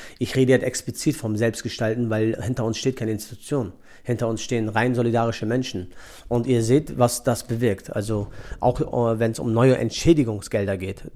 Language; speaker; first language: German; early bilingual, other home language; Turkish